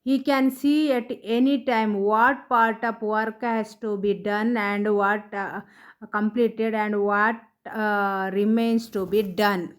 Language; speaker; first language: English; non-native, local second language; Kannada